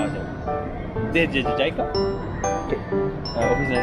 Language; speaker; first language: Spanish; non-native, learner; Japanese